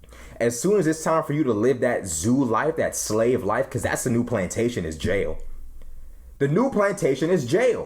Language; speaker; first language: English; native; English